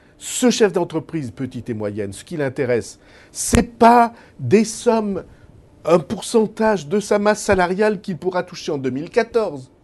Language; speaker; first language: French; native; French